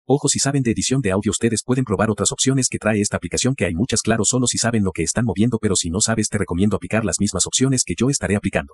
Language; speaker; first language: Spanish; native; Spanish